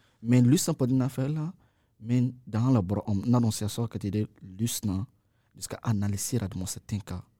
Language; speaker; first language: Swedish; non-native, fluent; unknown